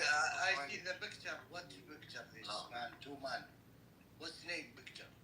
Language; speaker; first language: English; non-native, learner; Arabic